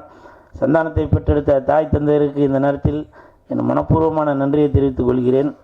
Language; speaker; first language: Tamil; native; Tamil